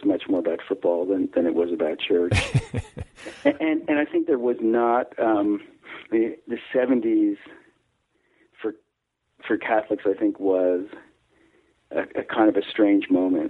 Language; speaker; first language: English; native; English